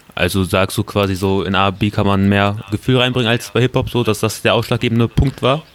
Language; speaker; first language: German; early bilingual, other home language; Turkish